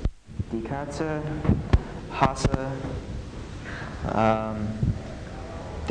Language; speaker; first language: German; non-native, learner; English